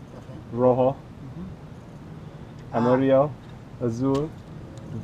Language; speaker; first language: Spanish; non-native, learner; English